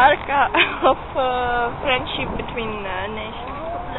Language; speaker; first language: English; non-native, learner; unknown